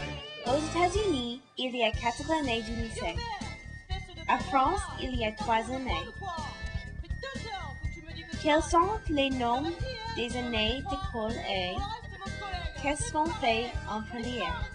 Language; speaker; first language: French; non-native, learner; English